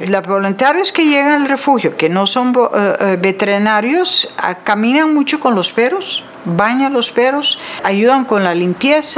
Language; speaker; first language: Spanish; non-native, fluent; Dutch